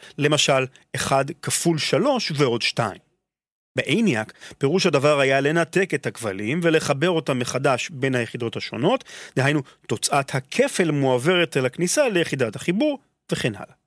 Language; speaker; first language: Hebrew; native; Hebrew